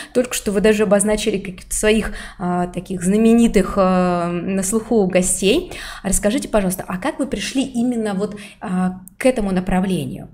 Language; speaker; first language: Russian; native; Russian